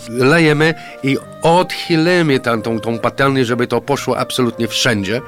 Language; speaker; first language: Polish; non-native, fluent; English